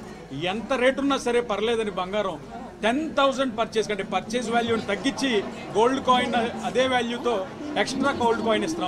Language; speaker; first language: Telugu; native; Telugu